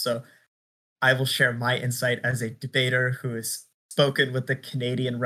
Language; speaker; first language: English; native; English